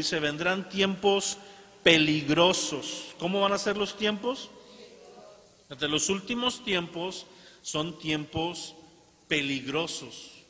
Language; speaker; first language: Spanish; native; Spanish